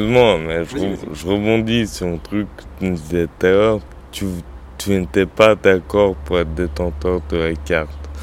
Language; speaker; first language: French; native; French